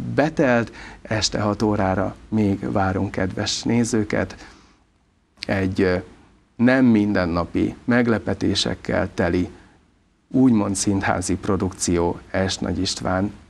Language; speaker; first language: Hungarian; non-native, local second language; Serbian